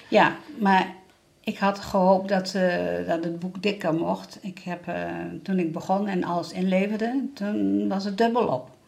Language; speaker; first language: Dutch; native; Dutch